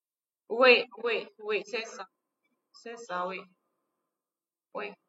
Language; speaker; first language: French; non-native, local second language; Arabic